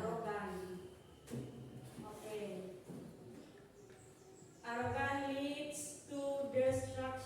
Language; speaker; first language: English; non-native, local second language; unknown